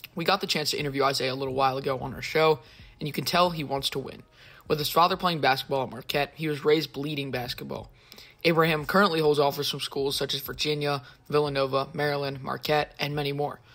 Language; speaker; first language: English; native; English